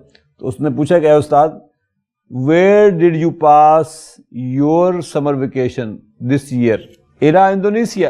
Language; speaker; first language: Urdu; native; Urdu